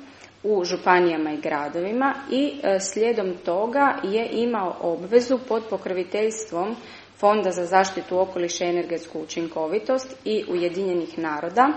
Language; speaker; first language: Croatian; native; Croatian